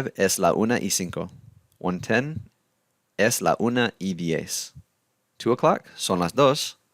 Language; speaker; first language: Spanish; non-native, fluent; English